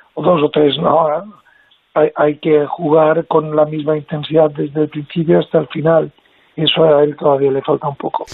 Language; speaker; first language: Spanish; native; Spanish